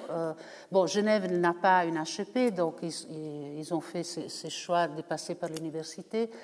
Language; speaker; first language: French; non-native, fluent; Italian